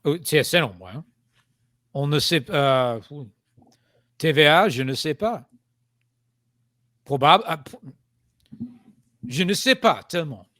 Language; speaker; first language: French; non-native, fluent; English